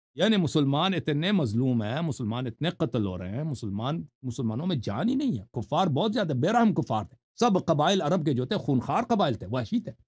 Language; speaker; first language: Urdu; non-native, fluent; Persian